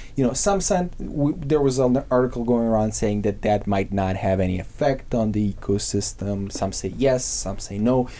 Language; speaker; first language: English; non-native, fluent; Serbian